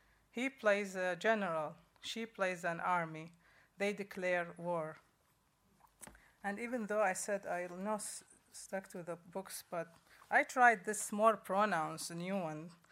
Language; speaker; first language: English; non-native, fluent; Arabic